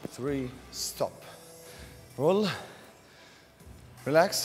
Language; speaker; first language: Arabic; native; Arabic